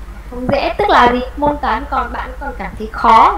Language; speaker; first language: Vietnamese; native; Vietnamese